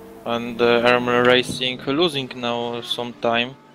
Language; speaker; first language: English; non-native, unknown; Polish